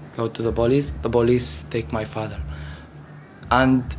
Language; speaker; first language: English; non-native, learner; Arabic